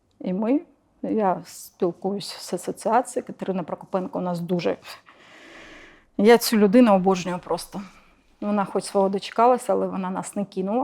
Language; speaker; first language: Ukrainian; non-native, local second language; Russian